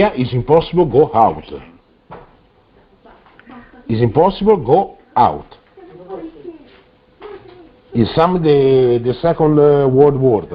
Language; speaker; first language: English; non-native, learner; Italian